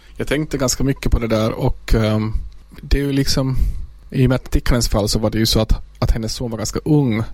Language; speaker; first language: Swedish; native; Swedish